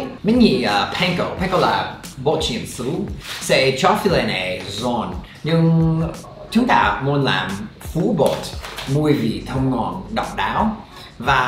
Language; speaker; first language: Vietnamese; non-native, fluent; English